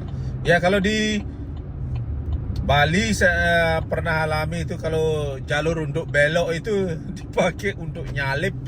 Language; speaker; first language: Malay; non-native, local second language; Balinese